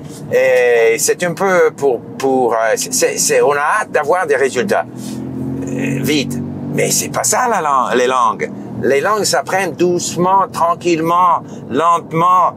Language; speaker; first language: French; non-native, fluent; English